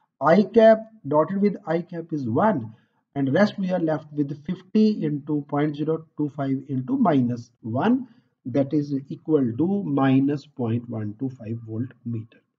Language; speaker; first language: English; non-native, local second language; Punjabi